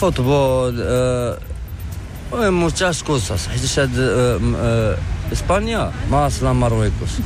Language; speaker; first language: Spanish; non-native, learner; Arabic